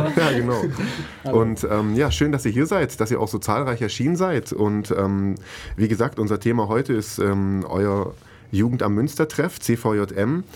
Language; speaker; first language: German; native; German